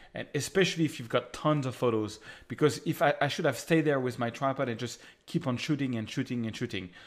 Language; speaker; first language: English; non-native, fluent; French